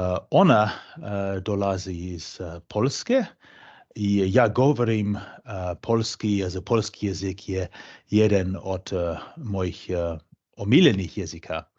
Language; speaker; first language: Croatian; non-native, fluent; English